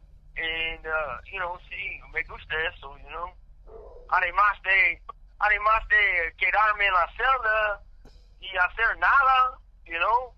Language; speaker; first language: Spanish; non-native, learner; English